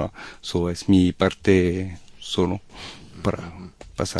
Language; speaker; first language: Spanish; non-native, learner; French